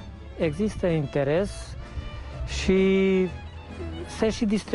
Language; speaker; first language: Romanian; non-native, local second language; Hungarian